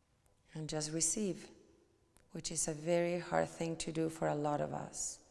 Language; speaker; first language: English; non-native, fluent; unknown